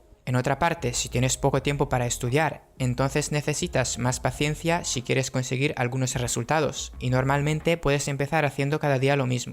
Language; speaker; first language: Spanish; non-native, fluent; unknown